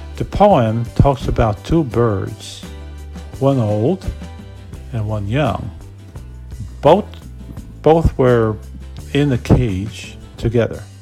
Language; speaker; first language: English; non-native, fluent; Polish